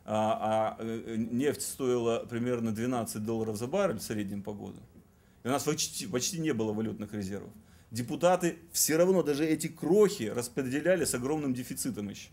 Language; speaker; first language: Russian; native; Russian